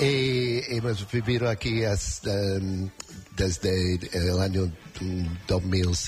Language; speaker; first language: Spanish; non-native, learner; English